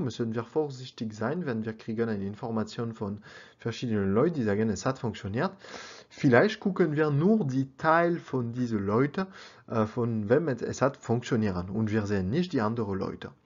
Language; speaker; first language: German; non-native, learner; French